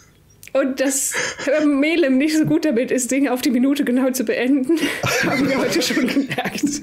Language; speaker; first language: German; native; German